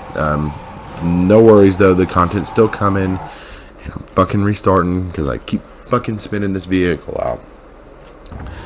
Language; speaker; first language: English; native; English